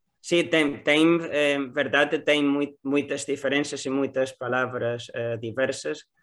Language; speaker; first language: Portuguese; non-native, learner; Galician